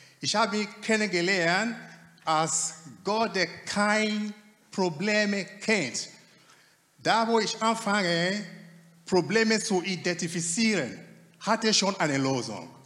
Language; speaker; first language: German; non-native, fluent; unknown